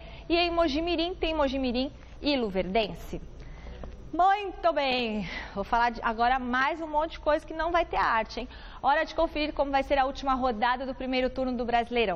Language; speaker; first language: Portuguese; native; Portuguese